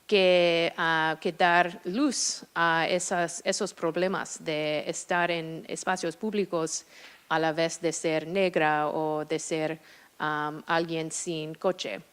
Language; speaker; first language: Spanish; non-native, fluent; English